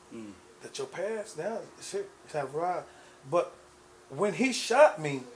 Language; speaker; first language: English; native; English